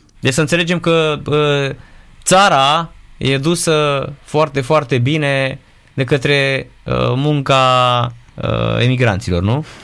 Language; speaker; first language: Romanian; native; Romanian